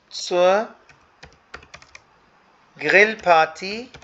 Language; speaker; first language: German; non-native, fluent; Hindi